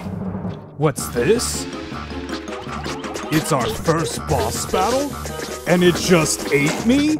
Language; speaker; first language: English; native; English